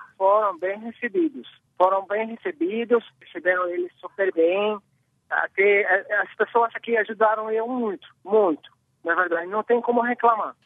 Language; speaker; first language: Portuguese; non-native, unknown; Arabic